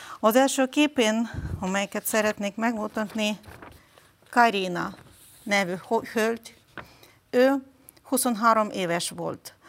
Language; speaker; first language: Hungarian; non-native, fluent; Ukrainian